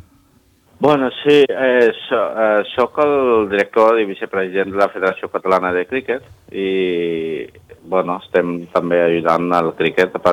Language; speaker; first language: Catalan; non-native, learner; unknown